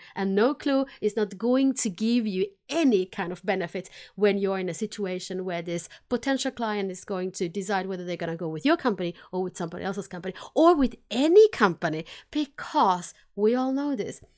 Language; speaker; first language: English; non-native, fluent; Finnish